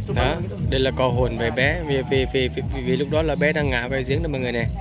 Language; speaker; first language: Vietnamese; non-native, local second language; Jarai